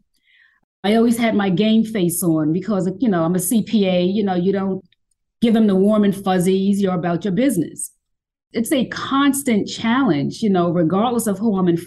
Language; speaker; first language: English; native; English